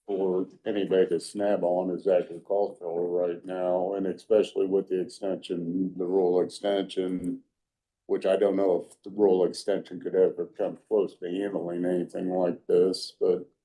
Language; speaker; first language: English; native; English